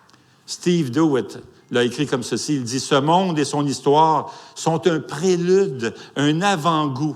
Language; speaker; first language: French; native; French